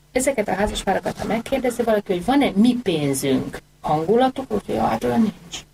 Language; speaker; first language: Hungarian; native; Hungarian